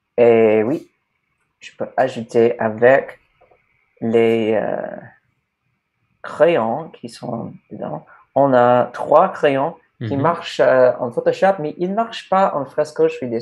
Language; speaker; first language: French; non-native, learner; English